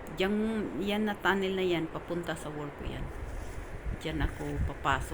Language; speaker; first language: Filipino; non-native, local second language; Cebuano